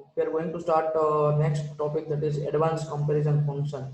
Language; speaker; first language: English; non-native, local second language; Gujarati